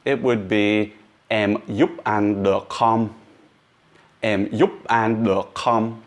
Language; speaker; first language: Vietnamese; non-native, fluent; English